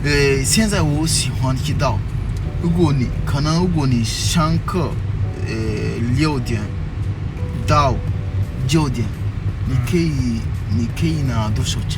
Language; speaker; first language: Chinese; non-native, learner; French